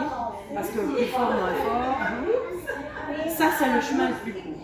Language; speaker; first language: French; native; French